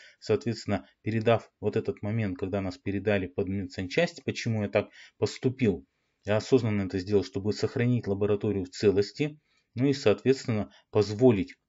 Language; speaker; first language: Russian; native; Russian